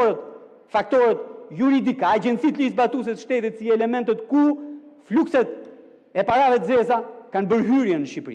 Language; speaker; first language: Albanian; native; Albanian